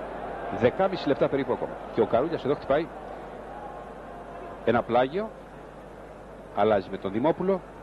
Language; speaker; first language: Greek; native; Greek